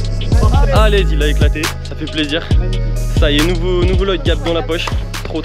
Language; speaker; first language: French; native; French